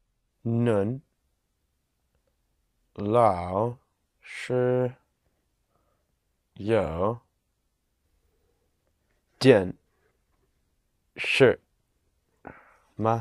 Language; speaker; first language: Chinese; non-native, learner; English